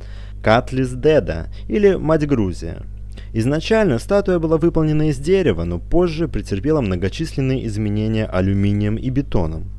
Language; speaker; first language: Russian; native; Russian